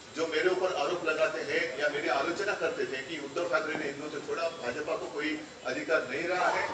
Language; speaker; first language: Hindi; non-native, local second language; Marathi